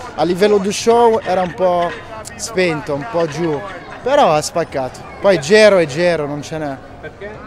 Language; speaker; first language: Italian; native; Italian